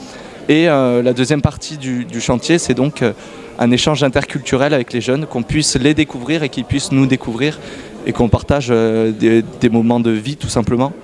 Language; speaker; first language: French; native; French